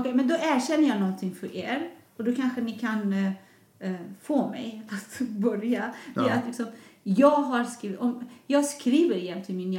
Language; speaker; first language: Swedish; non-native, fluent; Persian